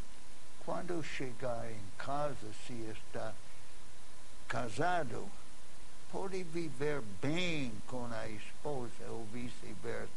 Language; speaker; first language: Portuguese; non-native, fluent; English